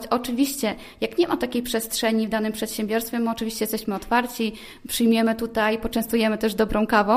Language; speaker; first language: Polish; native; Polish